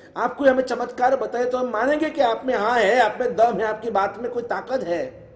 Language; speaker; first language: Hindi; non-native, local second language; Gujarati